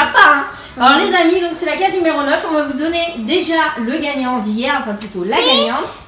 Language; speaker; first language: French; native; French